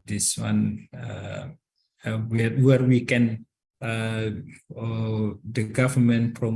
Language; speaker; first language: English; non-native, learner; Indonesian